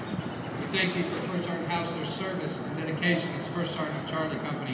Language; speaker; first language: English; native; English